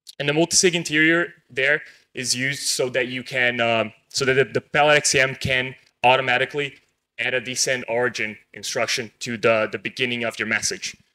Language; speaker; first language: English; non-native, fluent; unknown